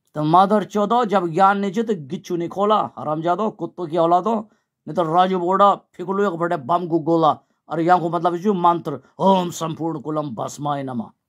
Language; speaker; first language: Hindi; non-native, local second language; Garhwali